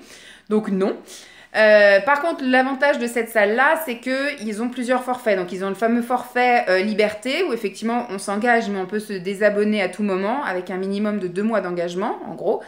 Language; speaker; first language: French; native; French